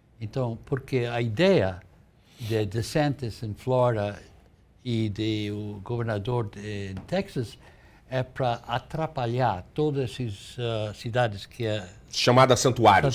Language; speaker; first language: Portuguese; non-native, fluent; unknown